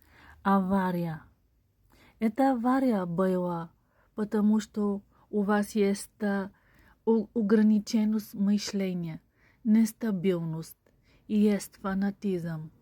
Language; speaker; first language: Russian; non-native, learner; Bulgarian